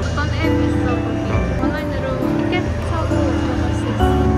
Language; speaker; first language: Korean; non-native, learner; Indonesian